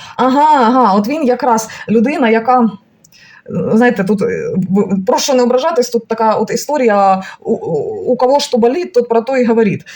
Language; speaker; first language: Ukrainian; non-native, local second language; Russian